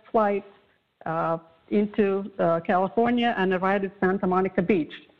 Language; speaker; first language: English; non-native, fluent; Latvian